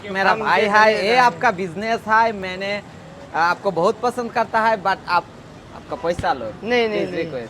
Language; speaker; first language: Hindi; non-native, learner; Bangla